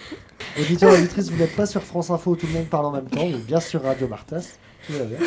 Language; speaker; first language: French; native; French